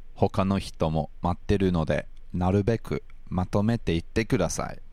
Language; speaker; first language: Japanese; non-native, fluent; English